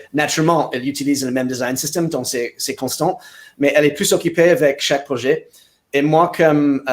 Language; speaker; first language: French; non-native, fluent; English